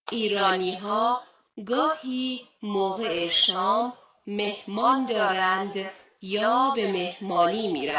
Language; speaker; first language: Persian; non-native, fluent; Turkish